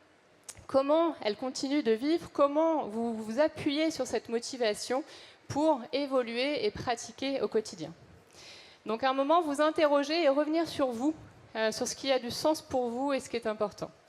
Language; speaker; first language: French; native; French